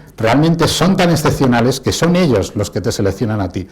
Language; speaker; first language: Spanish; native; Spanish